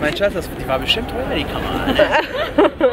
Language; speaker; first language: German; early bilingual, other home language; Turkish